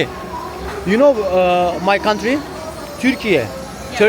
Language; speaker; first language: English; non-native, learner; Turkish